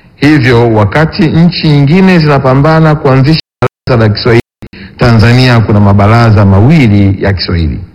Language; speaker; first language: Swahili; native; Swahili